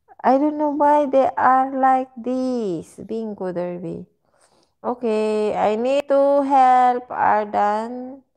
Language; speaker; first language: English; non-native, learner; Filipino